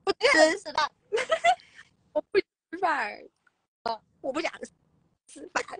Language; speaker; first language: Chinese; non-native, learner; Thai